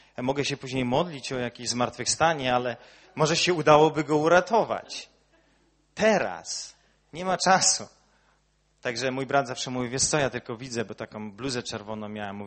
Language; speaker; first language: Polish; early bilingual, heritage; Polish